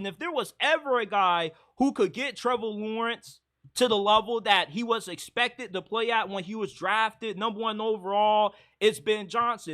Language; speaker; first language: English; native; English